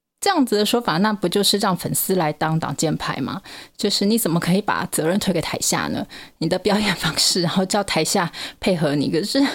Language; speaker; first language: Chinese; native; Chinese